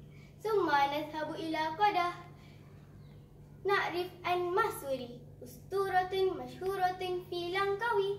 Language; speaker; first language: Arabic; non-native, learner; Malay